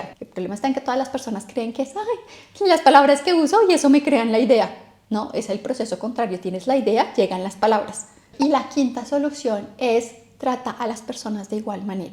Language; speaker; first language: Spanish; native; Spanish